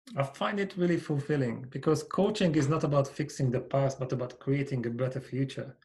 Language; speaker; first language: English; non-native, fluent; Hungarian